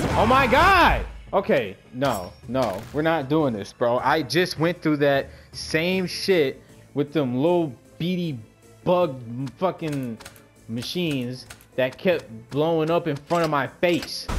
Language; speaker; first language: English; native; English